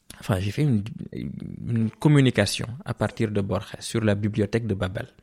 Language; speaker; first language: French; non-native, local second language; Serer